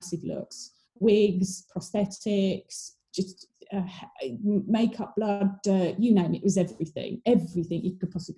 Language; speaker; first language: English; native; English